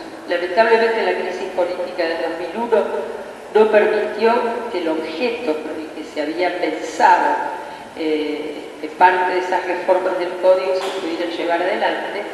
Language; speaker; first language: Spanish; native; Spanish